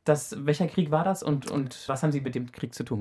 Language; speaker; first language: German; native; German